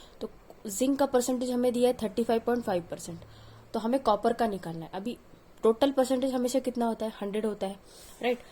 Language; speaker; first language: Hindi; non-native, local second language; Marathi